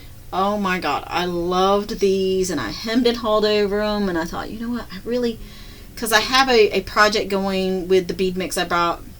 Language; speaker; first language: English; native; English